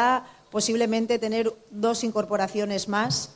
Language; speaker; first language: Spanish; native; Spanish